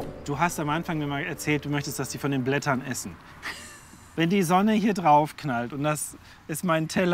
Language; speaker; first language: German; native; German